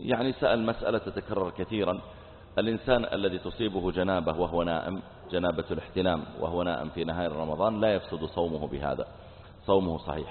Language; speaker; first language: Arabic; native; Arabic